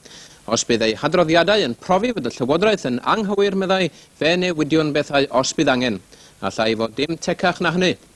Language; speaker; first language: Welsh; native; Welsh